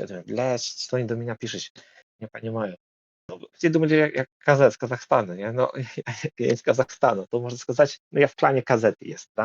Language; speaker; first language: Russian; non-native, learner; Polish